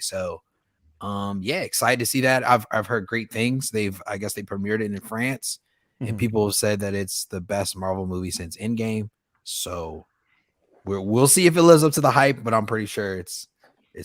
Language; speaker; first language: English; native; English